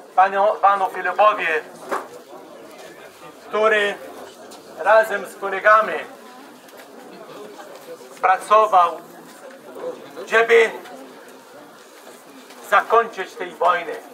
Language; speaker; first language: Polish; non-native, fluent; Arabic